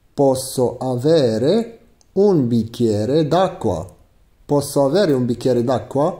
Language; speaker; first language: Italian; non-native, fluent; Arabic